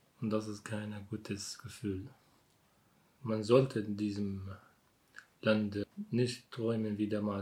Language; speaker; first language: German; non-native, learner; Arabic